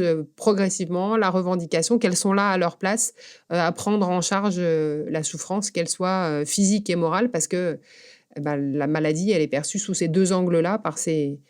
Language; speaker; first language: French; native; French